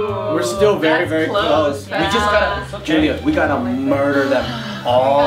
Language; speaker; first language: English; native; English